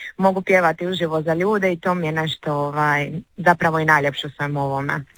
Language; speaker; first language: Croatian; native; Croatian